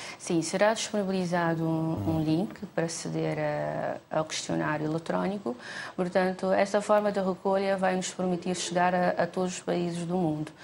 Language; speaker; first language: Portuguese; non-native, local second language; Kabuverdianu